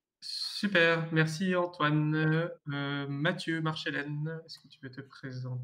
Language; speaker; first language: French; native; French